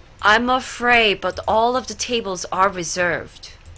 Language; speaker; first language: English; non-native, fluent; Korean